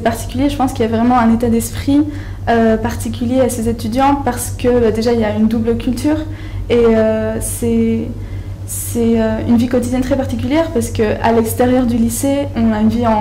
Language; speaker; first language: French; non-native, fluent; Spanish